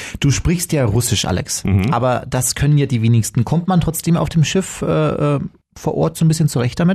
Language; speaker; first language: German; native; German